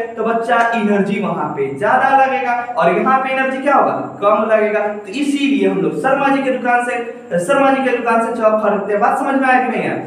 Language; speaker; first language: Hindi; native; Hindi